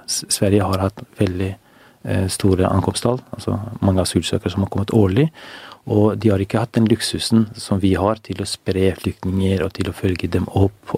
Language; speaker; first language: Norwegian; non-native, fluent; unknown